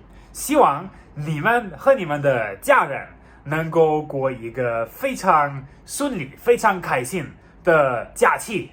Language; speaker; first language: Chinese; non-native, fluent; German